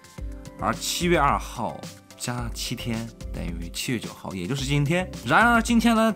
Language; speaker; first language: Chinese; native; Chinese